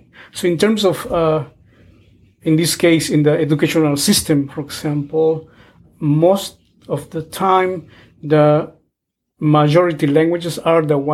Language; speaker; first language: English; non-native, fluent; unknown